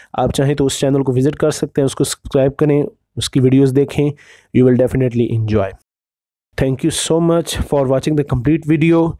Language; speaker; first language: Urdu; native; Urdu